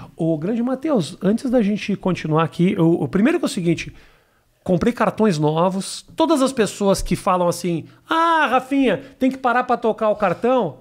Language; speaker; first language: Portuguese; native; Portuguese